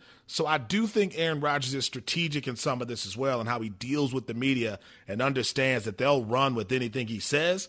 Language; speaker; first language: English; native; English